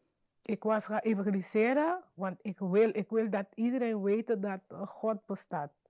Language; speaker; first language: Dutch; non-native, learner; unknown